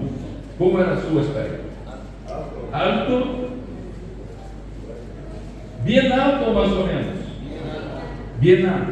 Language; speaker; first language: Spanish; non-native, fluent; Portuguese